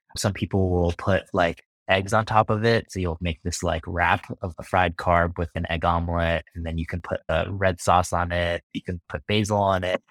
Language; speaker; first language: English; native; English